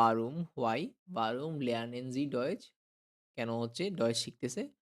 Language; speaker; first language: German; non-native, fluent; Bangla